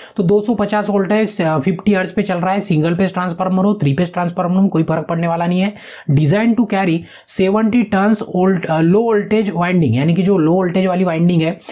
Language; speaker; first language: Hindi; non-native, local second language; Marathi